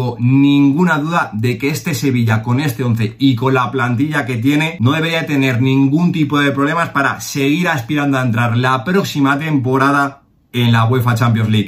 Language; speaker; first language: Spanish; native; Spanish